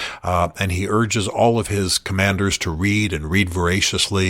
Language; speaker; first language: English; native; English